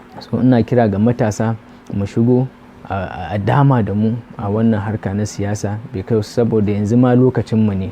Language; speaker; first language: Hausa; native; Hausa